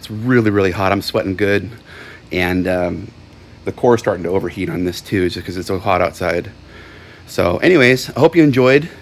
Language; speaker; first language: English; native; English